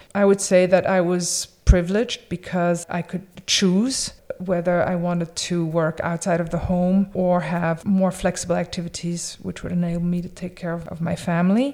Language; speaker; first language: English; early bilingual, other home language; French